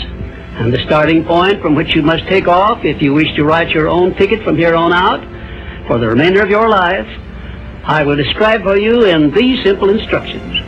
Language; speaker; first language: English; native; English